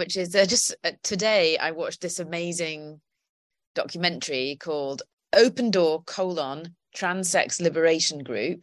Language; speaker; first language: English; native; English